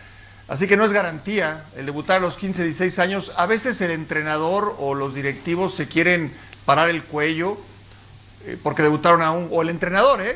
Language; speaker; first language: Spanish; native; Spanish